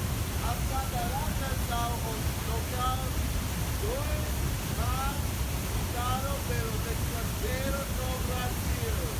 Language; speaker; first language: Portuguese; non-native, learner; English